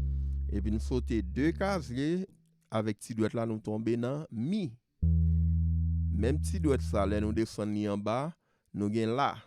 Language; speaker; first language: French; non-native, local second language; Haitian Creole